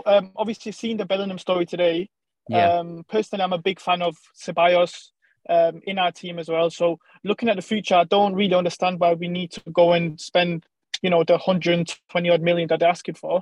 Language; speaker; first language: English; native; English